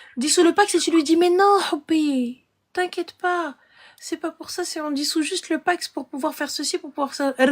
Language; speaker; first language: French; early bilingual, other home language; Arabic